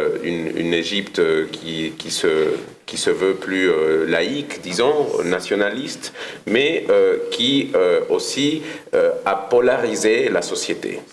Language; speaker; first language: French; non-native, fluent; Spanish